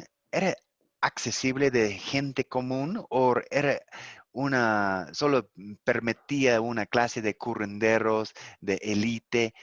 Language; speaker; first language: Spanish; non-native, fluent; English